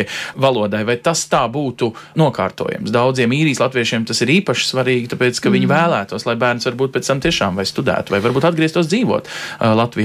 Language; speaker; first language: Latvian; native; Latvian